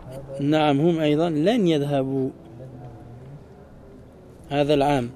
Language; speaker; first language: Arabic; early bilingual, heritage; Arabic